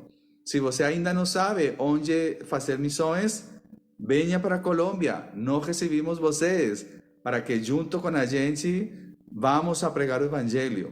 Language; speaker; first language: Portuguese; non-native, fluent; Spanish